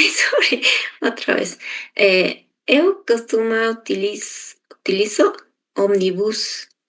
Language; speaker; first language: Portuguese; non-native, learner; Spanish